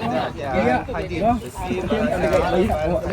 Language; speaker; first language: Indonesian; non-native, learner; Arabic